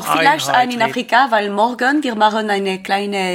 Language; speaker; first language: German; non-native, learner; French